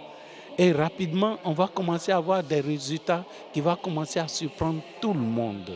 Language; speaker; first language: French; non-native, local second language; Fon